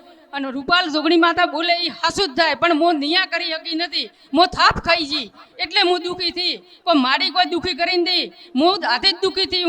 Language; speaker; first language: Gujarati; native; Gujarati